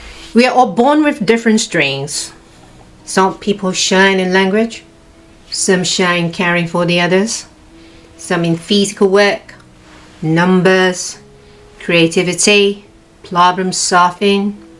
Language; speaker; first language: English; non-native, fluent; Cantonese